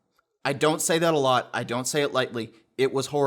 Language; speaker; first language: English; native; English